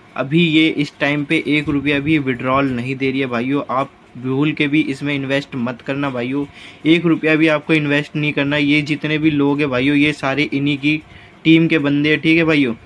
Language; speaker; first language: Hindi; native; Hindi